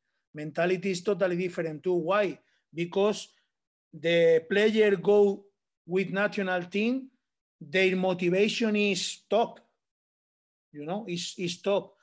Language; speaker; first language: English; non-native, learner; Spanish